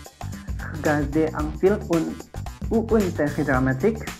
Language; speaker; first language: French; non-native, fluent; Indonesian